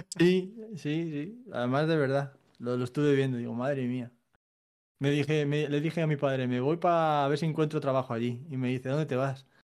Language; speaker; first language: Spanish; native; Spanish